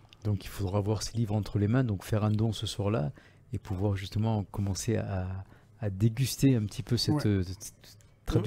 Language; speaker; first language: French; native; French